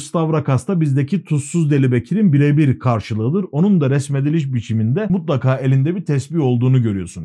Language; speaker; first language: Turkish; native; Turkish